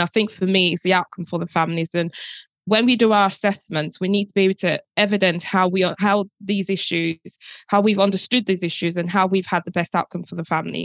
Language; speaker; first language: English; non-native, local second language; Yoruba